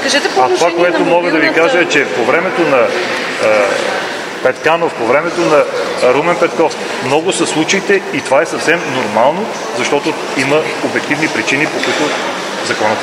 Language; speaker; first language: Bulgarian; native; Bulgarian